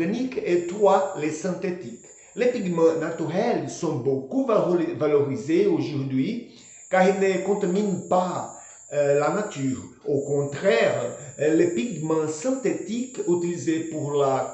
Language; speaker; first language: French; non-native, learner; Portuguese